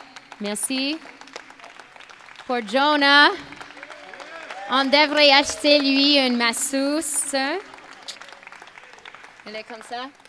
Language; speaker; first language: French; non-native, fluent; English